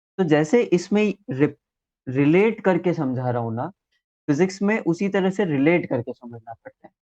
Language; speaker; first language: Hindi; native; Hindi